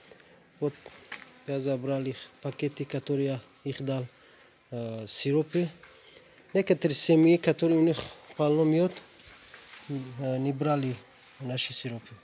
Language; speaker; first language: Russian; non-native, learner; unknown